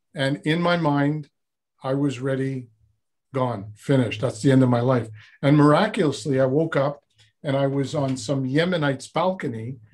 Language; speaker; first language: English; native; English